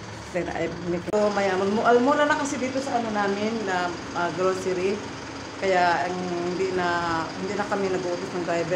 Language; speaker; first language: Filipino; non-native, local second language; Cebuano